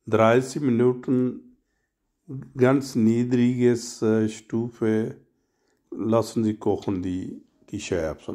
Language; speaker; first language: German; non-native, learner; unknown